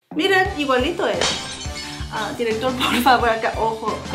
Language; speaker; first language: Spanish; non-native, learner; Korean